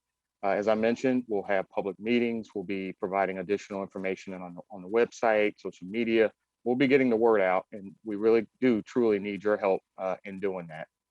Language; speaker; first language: English; native; English